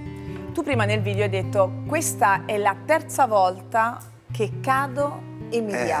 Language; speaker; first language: Italian; native; Italian